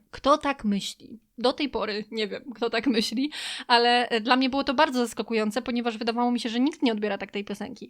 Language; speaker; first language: Polish; native; Polish